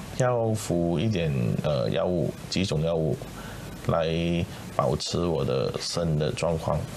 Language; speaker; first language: Chinese; native; Chinese